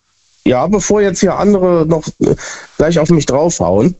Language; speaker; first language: German; native; German